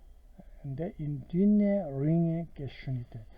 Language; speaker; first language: German; non-native, fluent; Korean